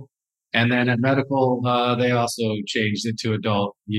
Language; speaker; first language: English; native; English